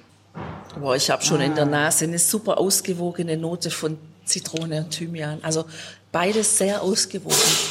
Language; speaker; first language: German; native; German